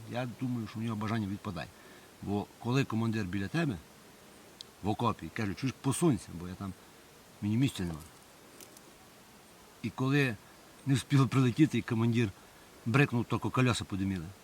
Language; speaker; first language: Ukrainian; native; Ukrainian